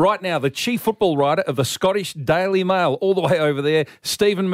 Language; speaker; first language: English; native; English